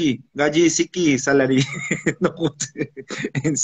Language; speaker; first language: English; non-native, learner; Spanish